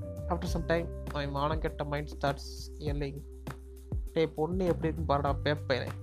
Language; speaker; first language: English; non-native, local second language; Tamil